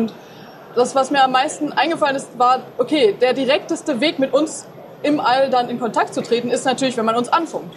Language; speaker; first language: German; native; German